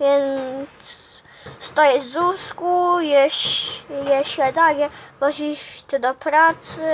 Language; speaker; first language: Polish; early bilingual, heritage; Polish